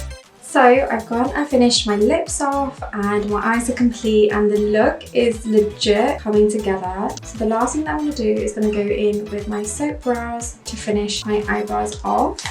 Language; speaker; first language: English; native; English